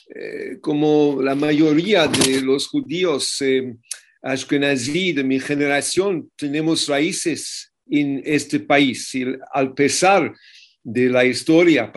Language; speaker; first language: Spanish; non-native, fluent; English